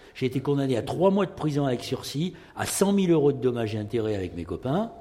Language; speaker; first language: French; native; French